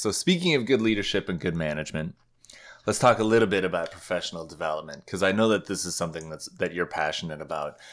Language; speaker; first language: English; native; English